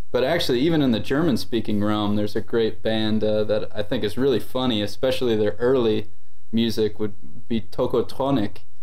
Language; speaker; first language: English; native; English